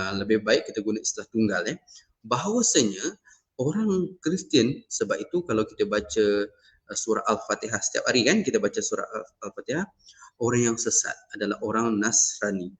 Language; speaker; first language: Malay; non-native, local second language; Iban